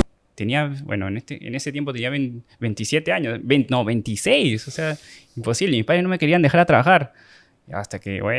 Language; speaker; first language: Spanish; native; Spanish